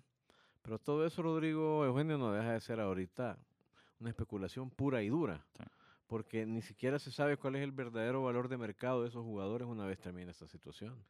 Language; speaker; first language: Spanish; native; Spanish